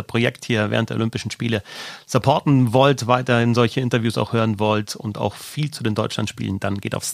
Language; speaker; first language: German; native; German